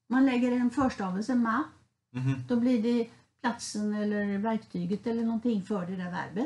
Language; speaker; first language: Swedish; native; Swedish